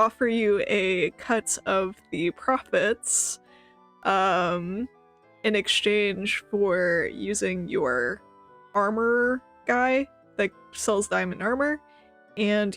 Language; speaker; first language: English; native; English